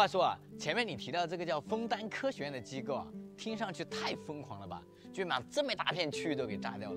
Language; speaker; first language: Chinese; native; Chinese